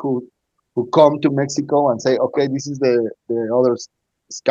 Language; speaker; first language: English; non-native, learner; Spanish